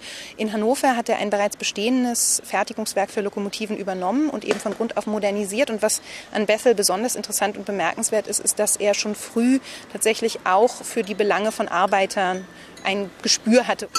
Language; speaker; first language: German; native; German